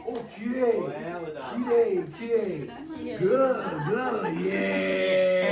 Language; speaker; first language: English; non-native, learner; Japanese